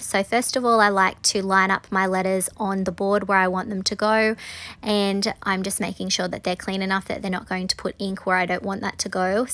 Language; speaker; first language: English; native; English